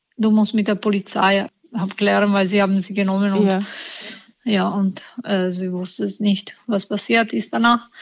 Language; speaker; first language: German; non-native, learner; Italian